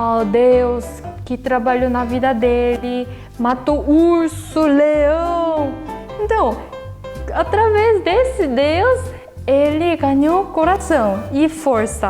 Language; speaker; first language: Portuguese; non-native, fluent; Korean